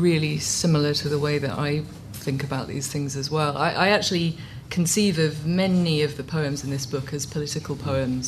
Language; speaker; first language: English; native; English